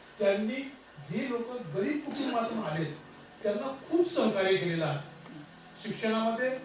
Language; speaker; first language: Marathi; native; Marathi